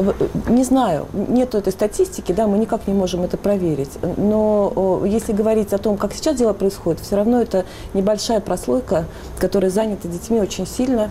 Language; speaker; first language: Russian; native; Russian